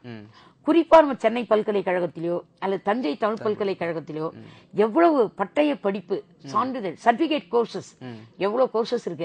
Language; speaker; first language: Tamil; native; Tamil